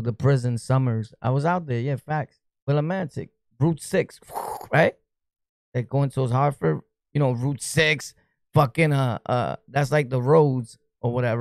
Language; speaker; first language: English; early bilingual, other home language; Spanish